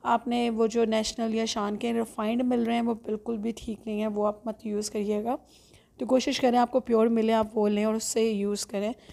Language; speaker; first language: Urdu; native; Urdu